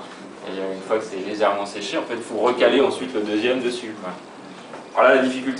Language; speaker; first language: French; native; French